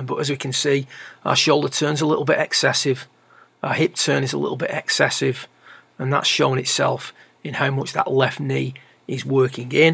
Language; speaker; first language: English; native; English